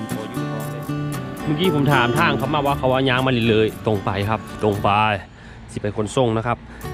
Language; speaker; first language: Thai; native; Thai